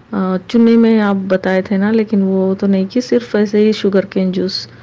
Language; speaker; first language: Hindi; non-native, local second language; Urdu